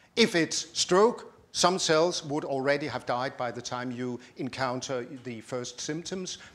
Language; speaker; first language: English; non-native, fluent; Danish